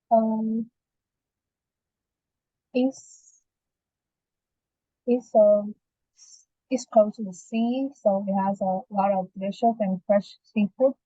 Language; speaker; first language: English; non-native, learner; Vietnamese